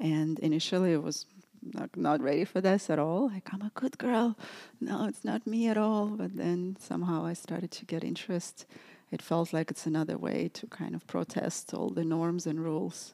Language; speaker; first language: English; non-native, fluent; Russian